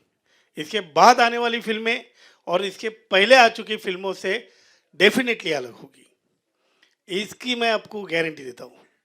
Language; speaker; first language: Hindi; native; Hindi